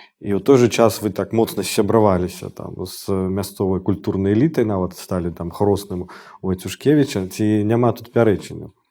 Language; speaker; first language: Belarusian; non-native, local second language; Russian